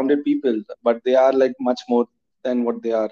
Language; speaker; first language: English; non-native, local second language; Hindi